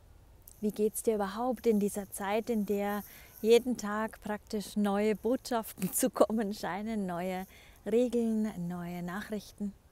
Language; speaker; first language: German; native; German